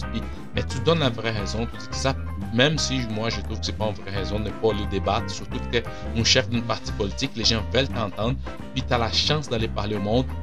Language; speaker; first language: French; non-native, fluent; Portuguese